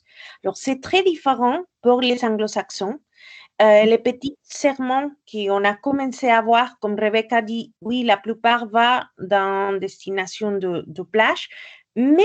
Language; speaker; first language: French; non-native, fluent; Spanish